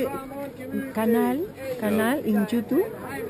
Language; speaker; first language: German; non-native, learner; Spanish